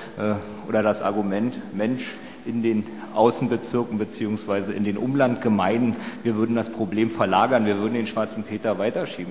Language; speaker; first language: German; native; German